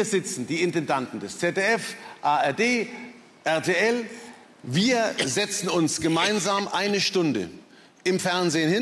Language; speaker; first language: German; native; German